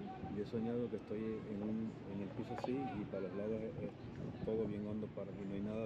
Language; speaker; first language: Spanish; native; Spanish